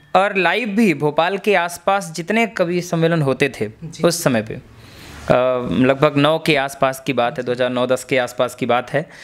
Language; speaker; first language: Hindi; native; Hindi